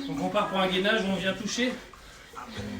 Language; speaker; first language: French; native; French